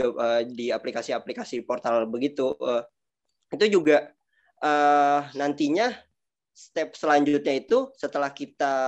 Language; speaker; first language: Indonesian; native; Indonesian